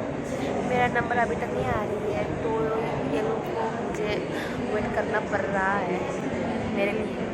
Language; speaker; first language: Hindi; non-native, local second language; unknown